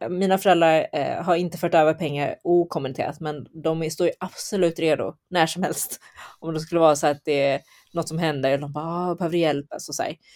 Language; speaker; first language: Swedish; early bilingual, other home language; Chinese